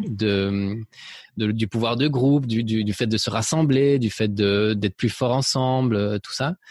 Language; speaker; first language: French; early bilingual, other home language; Spanish